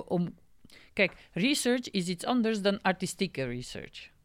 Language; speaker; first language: Dutch; non-native, fluent; Macedonian